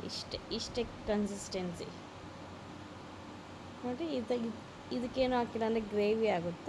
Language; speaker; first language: Kannada; native; Kannada